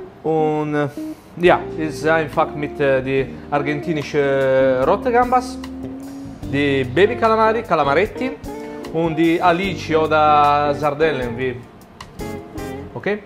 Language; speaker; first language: German; non-native, learner; Italian